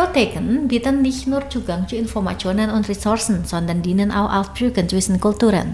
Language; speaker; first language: German; non-native, fluent; Indonesian